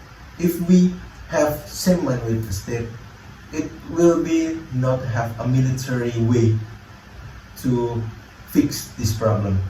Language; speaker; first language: English; non-native, learner; Indonesian